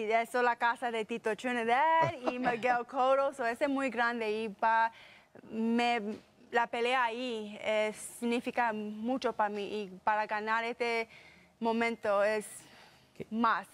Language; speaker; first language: Spanish; early bilingual, heritage; English